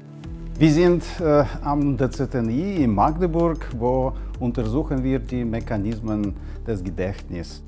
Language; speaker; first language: German; non-native, fluent; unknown